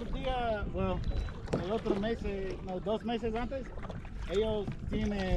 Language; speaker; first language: Spanish; non-native, learner; English